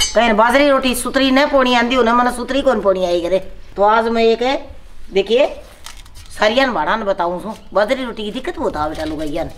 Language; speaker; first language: Hindi; native; Hindi